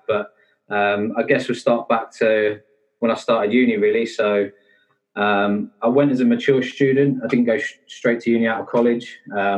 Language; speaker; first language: English; native; English